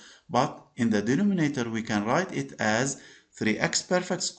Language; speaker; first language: English; non-native, local second language; Arabic